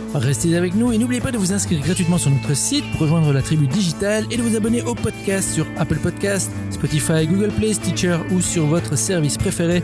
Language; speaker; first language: French; native; French